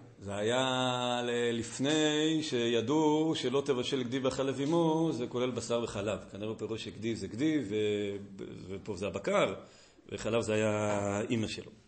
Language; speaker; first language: Hebrew; native; Hebrew